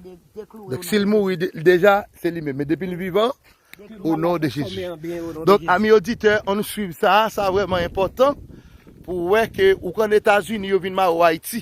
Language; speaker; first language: Haitian Creole; native; Haitian Creole